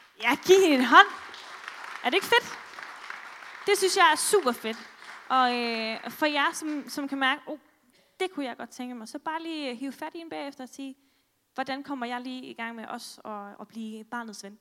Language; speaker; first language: Danish; native; Danish